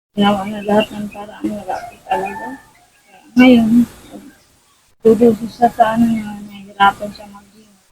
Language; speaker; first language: Filipino; native; Filipino